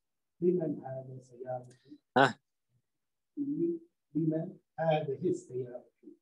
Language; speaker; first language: Arabic; non-native, learner; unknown